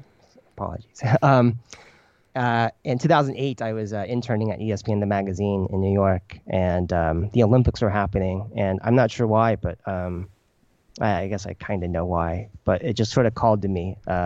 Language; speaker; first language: English; early bilingual, other home language; Chinese